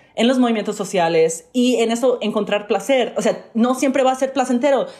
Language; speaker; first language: Spanish; early bilingual, heritage; Spanish